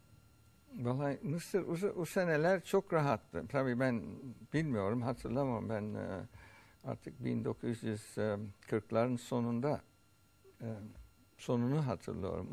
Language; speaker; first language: Turkish; early bilingual, heritage; Turkish